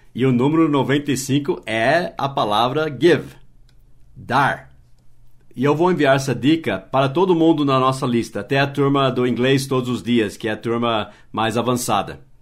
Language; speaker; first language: Portuguese; non-native, fluent; English